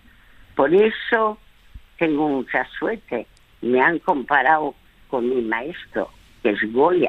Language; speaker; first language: Spanish; early bilingual, other home language; French